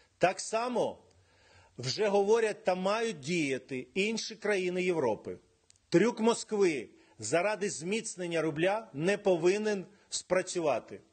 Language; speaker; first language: Ukrainian; non-native, local second language; Russian